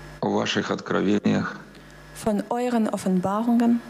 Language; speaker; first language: German; non-native, fluent; Russian